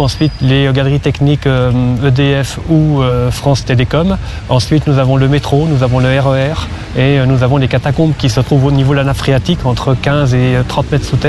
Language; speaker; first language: French; native; French